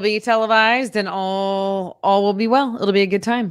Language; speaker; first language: English; native; English